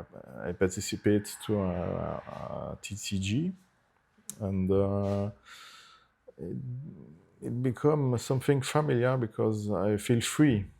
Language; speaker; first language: English; non-native, fluent; Italian